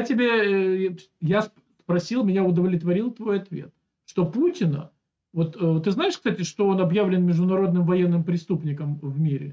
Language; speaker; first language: Russian; native; Russian